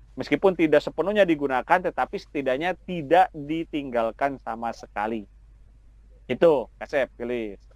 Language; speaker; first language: Indonesian; non-native, local second language; Sundanese